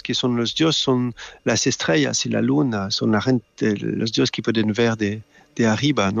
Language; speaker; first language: Spanish; non-native, learner; French